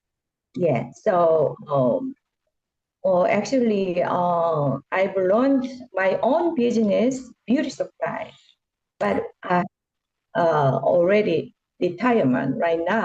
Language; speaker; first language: English; non-native, learner; Korean